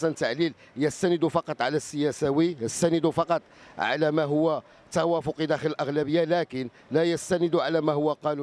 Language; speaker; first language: Arabic; native; Arabic